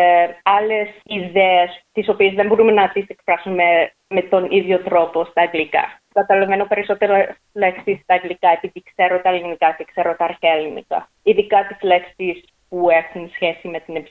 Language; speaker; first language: Greek; early bilingual, heritage; English